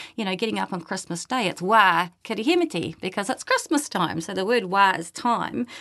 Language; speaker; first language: English; native; English